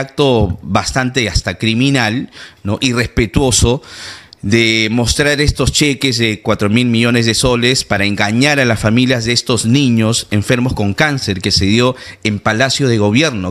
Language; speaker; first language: Spanish; native; Spanish